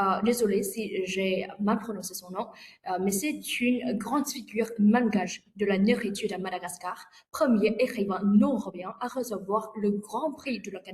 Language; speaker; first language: French; non-native, fluent; Vietnamese